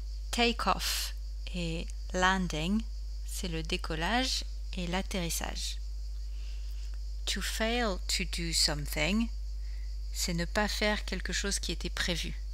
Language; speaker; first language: French; native; French